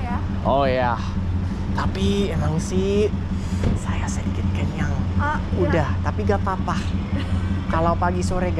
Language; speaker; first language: Indonesian; non-native, learner; English